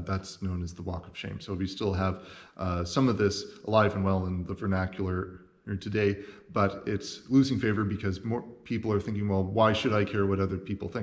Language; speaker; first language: English; native; English